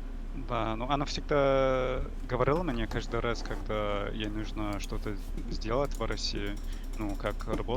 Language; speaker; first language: Russian; non-native, learner; English